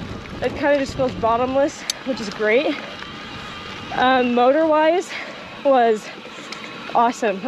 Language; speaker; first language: English; native; English